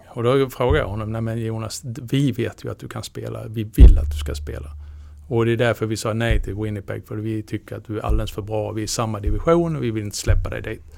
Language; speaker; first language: Swedish; native; Swedish